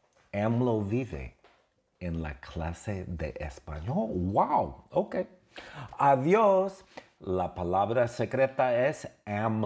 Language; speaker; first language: Spanish; non-native, fluent; English